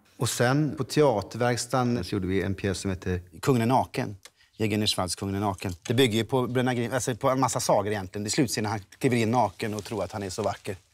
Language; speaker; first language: Swedish; native; Swedish